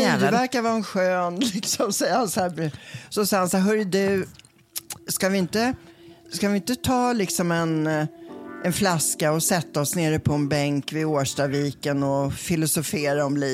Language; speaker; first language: Swedish; native; Swedish